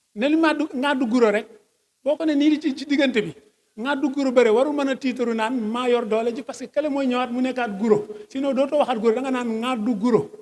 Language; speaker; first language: Wolof; native; Wolof